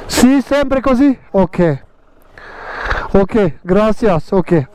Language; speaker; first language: Spanish; non-native, learner; French